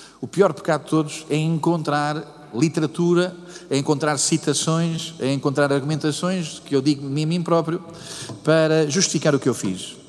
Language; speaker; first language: Portuguese; native; Portuguese